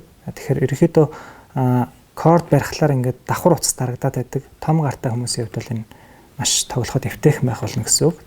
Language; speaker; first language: Mongolian; native; Mongolian